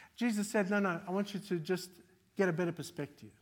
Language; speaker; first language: English; early bilingual, other home language; Arabic